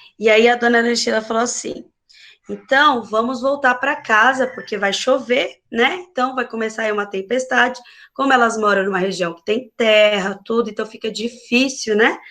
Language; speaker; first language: Portuguese; native; Portuguese